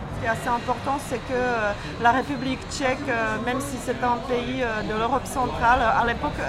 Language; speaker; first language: French; non-native, fluent; Czech